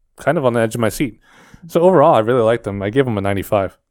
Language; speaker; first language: English; early bilingual, other home language; Filipino